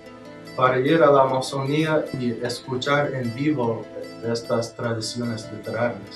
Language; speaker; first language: Spanish; non-native, fluent; English